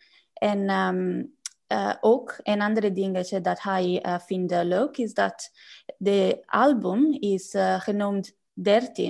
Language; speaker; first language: Dutch; non-native, learner; German